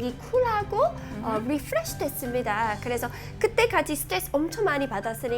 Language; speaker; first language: Korean; non-native, learner; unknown